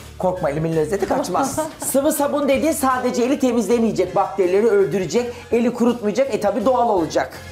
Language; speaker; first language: Turkish; native; Turkish